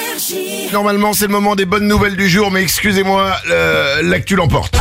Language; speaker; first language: French; native; French